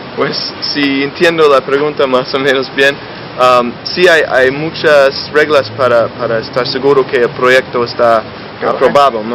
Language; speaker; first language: Spanish; non-native, fluent; English